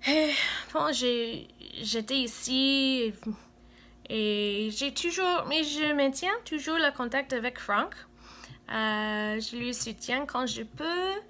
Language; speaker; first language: French; non-native, fluent; English